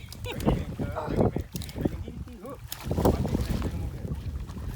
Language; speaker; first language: English; native; English